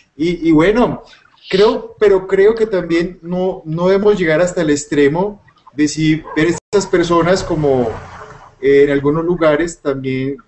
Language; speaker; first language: Spanish; native; Spanish